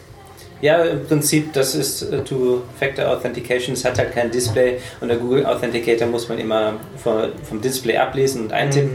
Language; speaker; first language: German; native; German